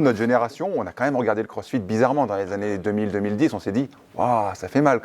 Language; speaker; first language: French; native; French